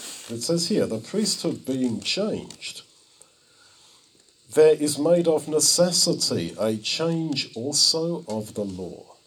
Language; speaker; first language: English; native; English